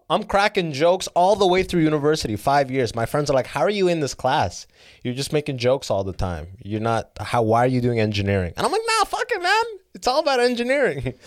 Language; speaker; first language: English; early bilingual, other home language; Arabic